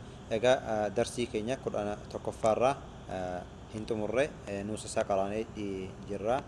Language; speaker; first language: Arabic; non-native, fluent; Oromo